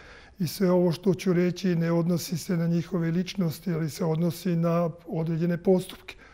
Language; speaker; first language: Serbian; native; Serbian